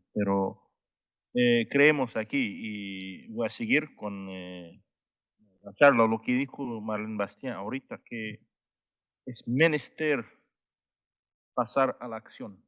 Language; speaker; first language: Spanish; non-native, fluent; Haitian Creole